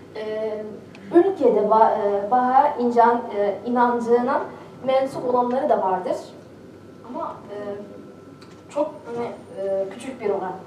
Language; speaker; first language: Turkish; non-native, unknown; Arabic